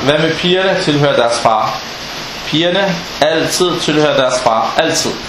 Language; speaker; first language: Danish; non-native, fluent; Arabic